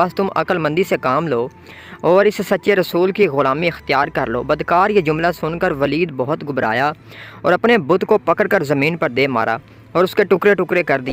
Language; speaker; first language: Urdu; native; Urdu